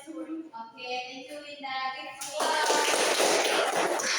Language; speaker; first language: English; non-native, learner; Indonesian